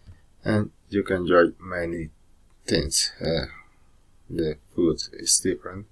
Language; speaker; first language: English; non-native, learner; Spanish